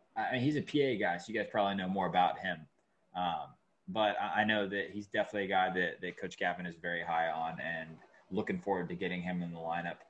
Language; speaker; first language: English; native; English